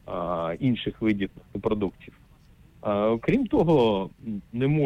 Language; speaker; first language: Ukrainian; native; Ukrainian